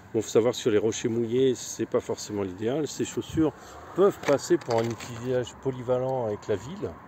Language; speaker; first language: French; native; French